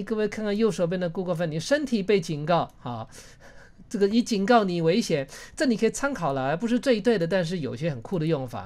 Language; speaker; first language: Chinese; native; Chinese